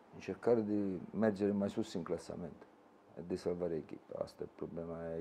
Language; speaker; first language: Romanian; non-native, learner; Italian